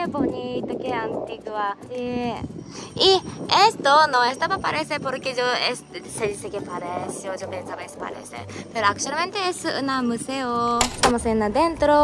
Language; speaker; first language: Spanish; non-native, learner; Japanese